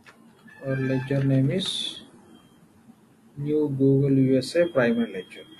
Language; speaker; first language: English; non-native, local second language; Telugu